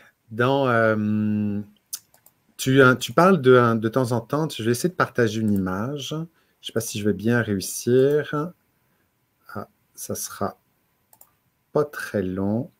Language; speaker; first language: French; native; French